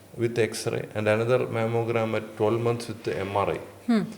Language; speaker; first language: English; non-native, local second language; Malayalam